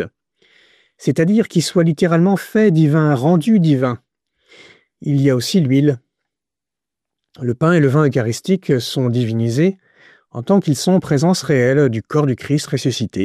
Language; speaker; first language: French; native; French